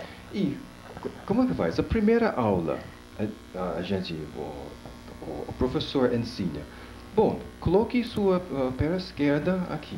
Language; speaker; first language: Portuguese; non-native, fluent; English